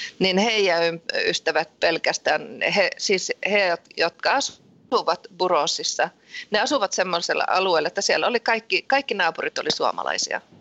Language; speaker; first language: Finnish; early bilingual, heritage; Finnish